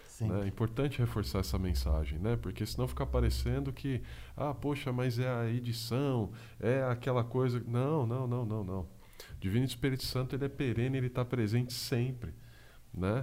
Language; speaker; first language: Portuguese; native; Portuguese